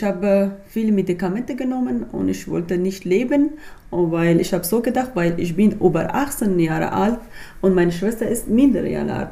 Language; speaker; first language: German; non-native, learner; Persian